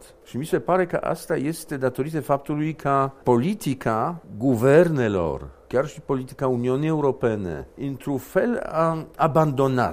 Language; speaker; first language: Romanian; non-native, fluent; Polish